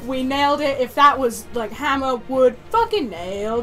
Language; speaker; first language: English; native; English